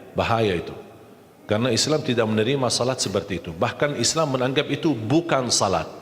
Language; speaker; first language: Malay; non-native, fluent; Arabic